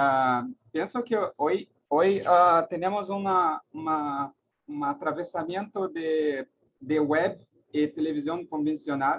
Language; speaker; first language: Spanish; non-native, learner; Portuguese